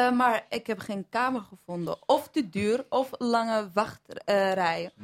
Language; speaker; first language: Dutch; non-native, fluent; Arabic